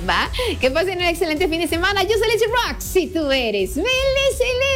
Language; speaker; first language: Spanish; native; Spanish